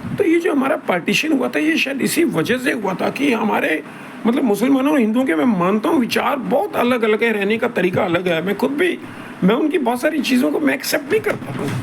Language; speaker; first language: Hindi; non-native, local second language; Saraiki